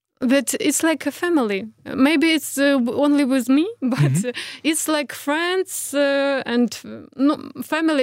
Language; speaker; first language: English; non-native, fluent; Ukrainian